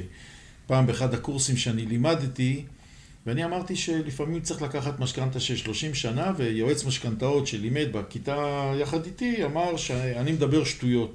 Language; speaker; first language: Hebrew; native; Hebrew